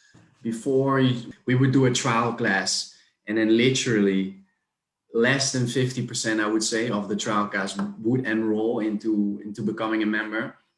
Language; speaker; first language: English; non-native, fluent; Dutch